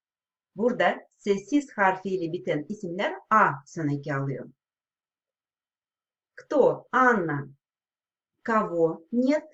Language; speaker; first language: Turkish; non-native, fluent; Russian